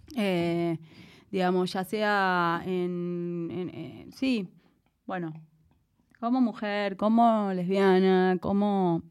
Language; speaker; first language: Spanish; native; Spanish